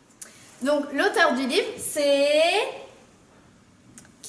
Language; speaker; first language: French; native; French